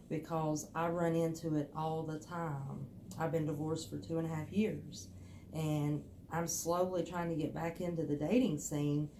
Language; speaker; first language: English; native; English